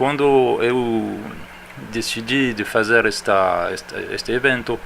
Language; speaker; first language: Portuguese; non-native, fluent; French